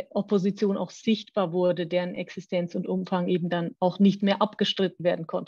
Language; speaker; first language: German; native; German